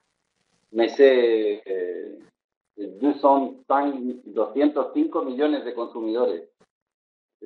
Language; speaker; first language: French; non-native, fluent; Spanish